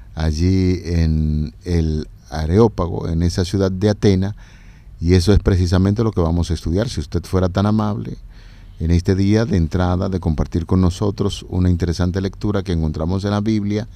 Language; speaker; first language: Spanish; native; Spanish